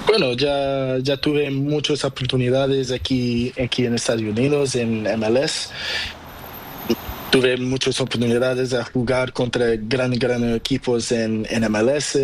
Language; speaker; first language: Spanish; non-native, learner; Portuguese